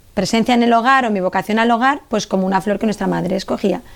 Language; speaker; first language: Spanish; native; Spanish